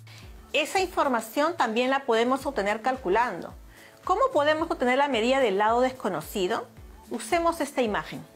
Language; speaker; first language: Spanish; native; Spanish